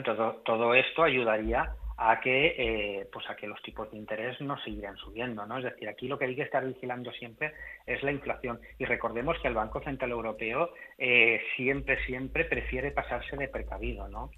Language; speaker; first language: Spanish; native; Spanish